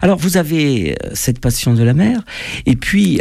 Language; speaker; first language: French; native; French